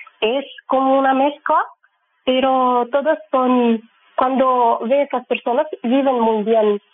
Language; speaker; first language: Spanish; non-native, learner; Russian